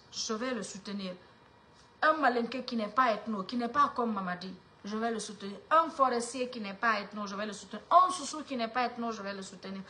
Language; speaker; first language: French; non-native, local second language; Fula